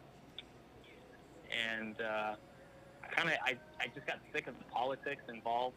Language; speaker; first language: English; native; English